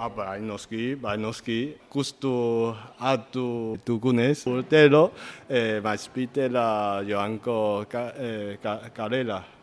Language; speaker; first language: Basque; non-native, learner; Chinese